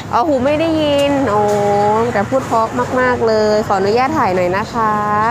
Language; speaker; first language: Thai; native; Thai